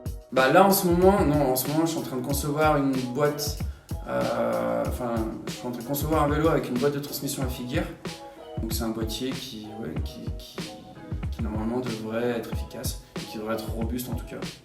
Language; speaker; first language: French; native; French